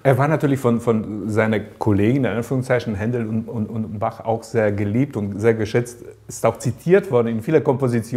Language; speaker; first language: German; native; German